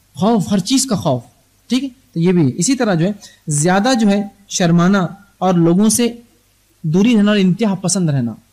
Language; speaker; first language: Urdu; native; Urdu